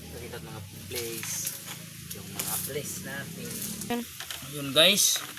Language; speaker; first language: Filipino; non-native, local second language; Waray